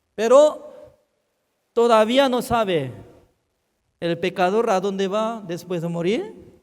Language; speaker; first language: Spanish; non-native, fluent; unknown